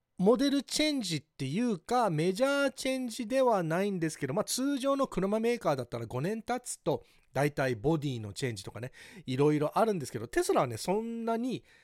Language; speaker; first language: Japanese; early bilingual, heritage; Japanese